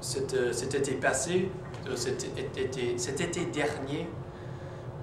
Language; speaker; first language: French; non-native, fluent; English